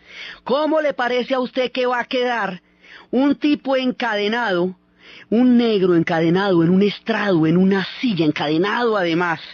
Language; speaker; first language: Spanish; native; Spanish